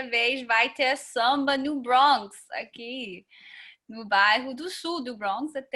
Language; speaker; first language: Portuguese; non-native, fluent; English